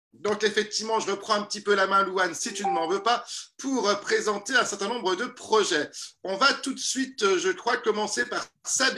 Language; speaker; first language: French; native; French